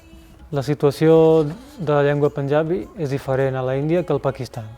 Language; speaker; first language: Catalan; early bilingual, other home language; Punjabi